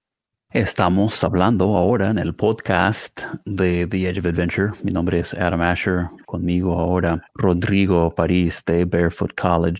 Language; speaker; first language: Spanish; non-native, fluent; English